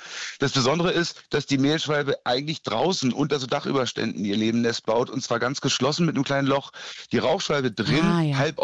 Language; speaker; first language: German; native; German